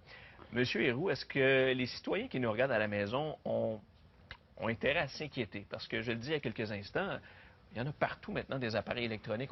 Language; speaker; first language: French; native; French